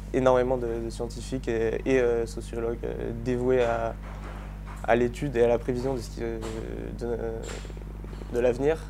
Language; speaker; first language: French; native; French